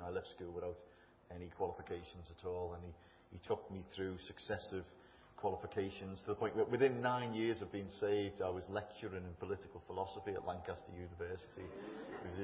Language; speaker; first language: English; native; English